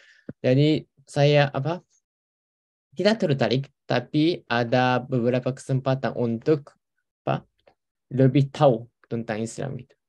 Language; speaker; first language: Indonesian; non-native, fluent; Japanese